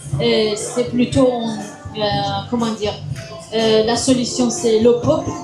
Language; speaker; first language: French; non-native, fluent; Kurdish